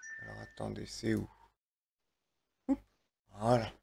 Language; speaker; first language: French; native; French